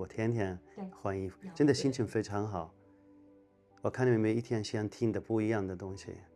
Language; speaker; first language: Chinese; non-native, fluent; Arabic